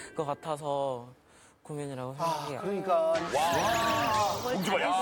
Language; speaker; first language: Korean; native; Korean